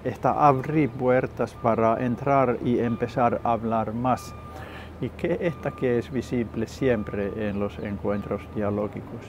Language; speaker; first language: Spanish; non-native, learner; Finnish